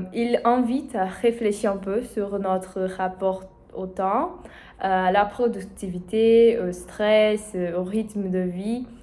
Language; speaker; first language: French; non-native, learner; Portuguese